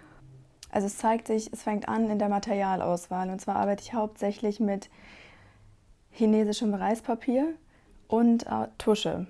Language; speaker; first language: German; non-native, fluent; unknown